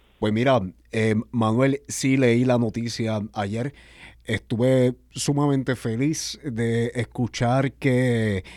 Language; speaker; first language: Spanish; native; Spanish